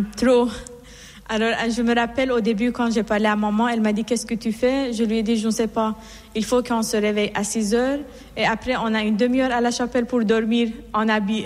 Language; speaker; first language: French; non-native, fluent; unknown